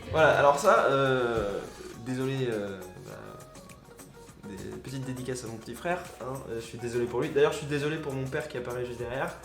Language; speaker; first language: French; native; French